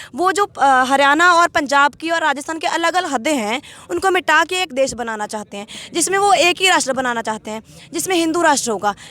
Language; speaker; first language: Hindi; non-native, local second language; Punjabi